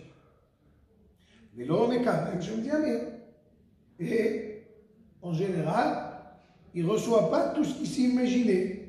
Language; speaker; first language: French; native; French